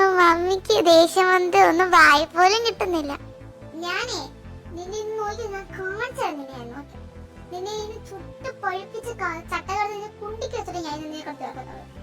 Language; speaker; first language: Malayalam; early bilingual, heritage; Malayalam